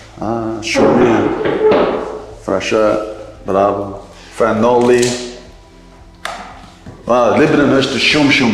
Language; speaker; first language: Albanian; non-native, learner; English